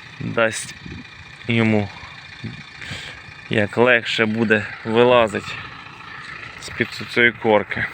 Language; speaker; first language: Ukrainian; native; Ukrainian